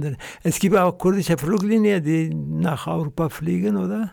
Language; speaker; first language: German; non-native, fluent; Central Kurdish